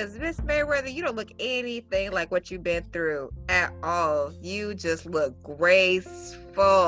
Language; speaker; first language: English; native; English